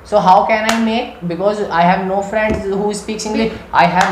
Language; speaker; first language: English; non-native, learner; Hindi